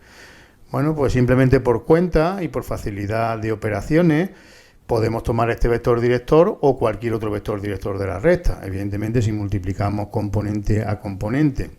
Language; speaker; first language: Spanish; native; Spanish